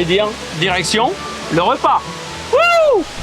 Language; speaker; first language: French; native; French